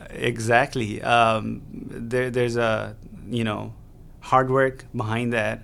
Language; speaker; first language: English; non-native, local second language; Urdu